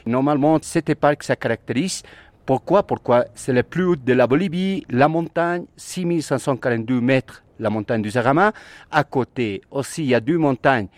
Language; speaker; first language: French; non-native, learner; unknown